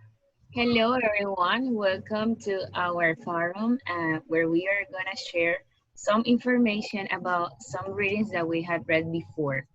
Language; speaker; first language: English; non-native, learner; Spanish